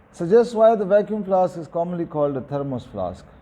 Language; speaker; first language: English; non-native, local second language; Urdu